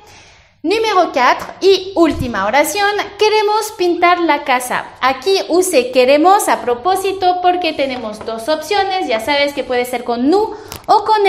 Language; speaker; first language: Spanish; non-native, fluent; French